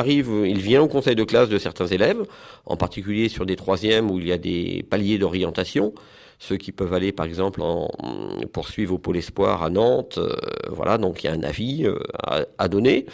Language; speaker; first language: French; native; French